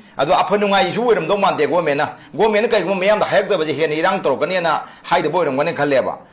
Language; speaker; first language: Manipuri; native; Manipuri